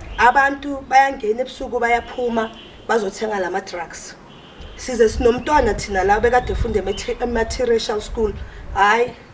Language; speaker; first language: Zulu; native; Zulu